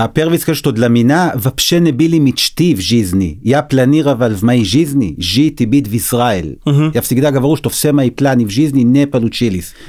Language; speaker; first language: Russian; non-native, learner; Hebrew